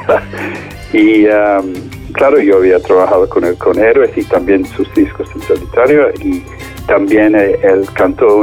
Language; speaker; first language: Spanish; non-native, fluent; English